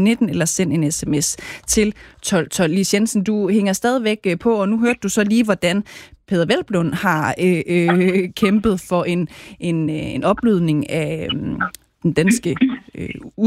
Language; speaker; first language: Danish; native; Danish